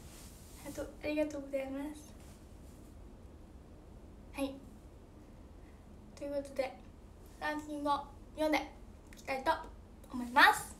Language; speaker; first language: Japanese; native; Japanese